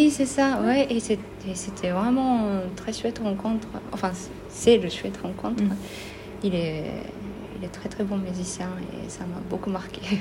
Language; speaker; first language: French; non-native, fluent; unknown